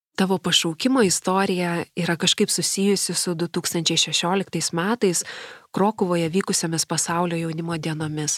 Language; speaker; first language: Lithuanian; native; Lithuanian